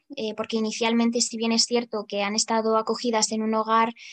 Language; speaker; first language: Spanish; non-native, fluent; Ukrainian